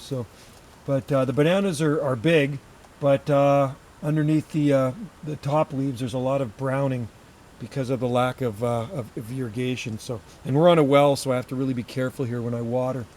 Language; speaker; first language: English; native; English